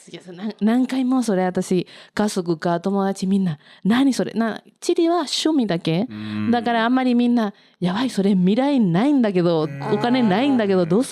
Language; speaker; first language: Japanese; non-native, learner; Spanish